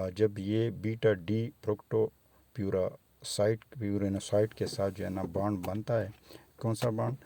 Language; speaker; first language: Urdu; non-native, local second language; Pashto